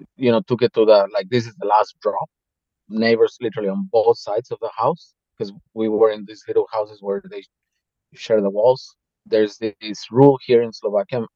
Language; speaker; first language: English; non-native, fluent; Spanish